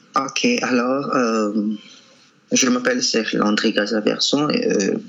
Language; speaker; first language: French; non-native, local second language; Malagasy